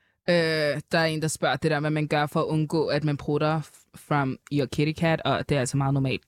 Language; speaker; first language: Danish; native; Danish